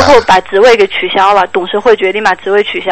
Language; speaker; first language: Chinese; native; Chinese